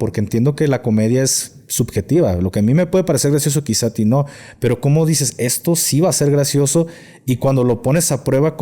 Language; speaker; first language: Spanish; native; Spanish